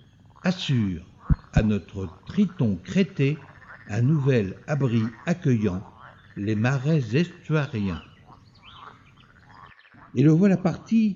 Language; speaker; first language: French; native; French